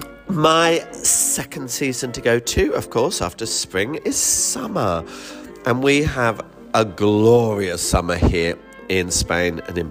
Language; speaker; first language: English; native; English